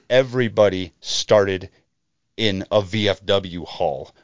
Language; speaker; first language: English; native; English